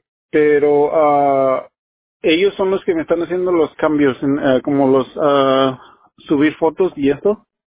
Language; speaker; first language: Spanish; native; Spanish